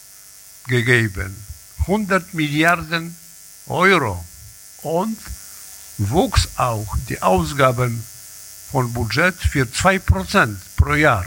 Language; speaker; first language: German; non-native, learner; Polish